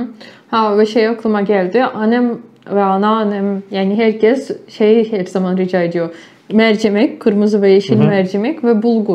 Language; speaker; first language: Turkish; non-native, fluent; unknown